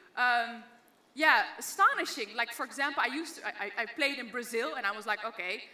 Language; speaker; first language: English; non-native, fluent; Dutch